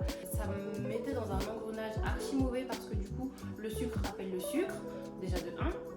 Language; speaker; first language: French; native; French